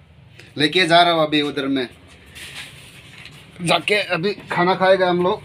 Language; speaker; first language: Hindi; non-native, local second language; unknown